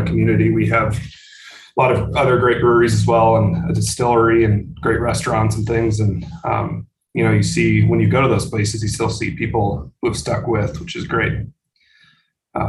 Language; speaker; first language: English; native; English